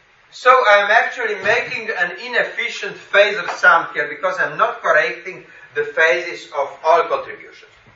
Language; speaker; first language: English; non-native, fluent; Slovenian